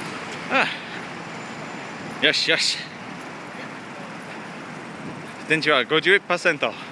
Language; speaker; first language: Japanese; non-native, learner; English